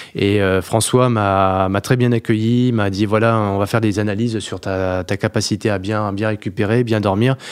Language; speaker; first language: French; native; French